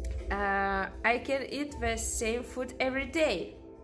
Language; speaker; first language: English; non-native, learner; Russian